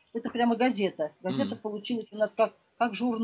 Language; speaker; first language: Russian; non-native, local second language; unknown